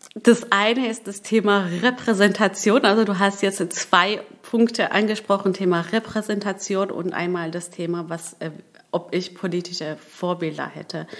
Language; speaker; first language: German; early bilingual, other home language; Persian